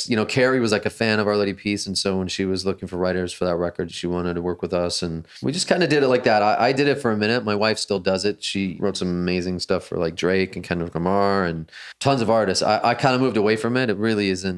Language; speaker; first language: English; native; English